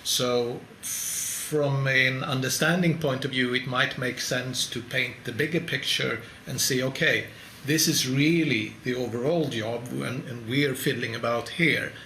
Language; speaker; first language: English; non-native, fluent; Swedish